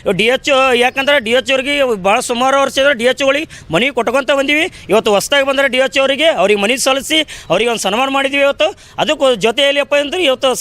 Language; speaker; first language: Kannada; native; Kannada